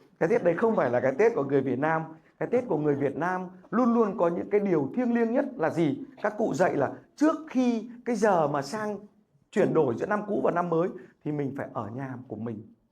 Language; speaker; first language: Vietnamese; native; Vietnamese